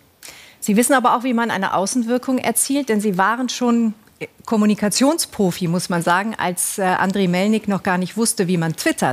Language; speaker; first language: German; native; German